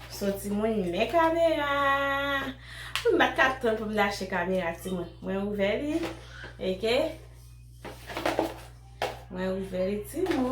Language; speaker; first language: French; non-native, learner; Haitian Creole